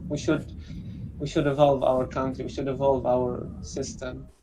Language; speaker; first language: English; non-native, learner; Arabic